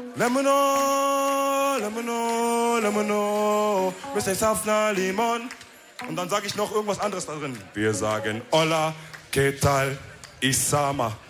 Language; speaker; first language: German; early bilingual, other home language; Wolof